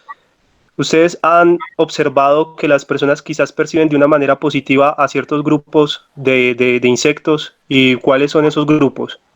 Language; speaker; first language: Spanish; native; Spanish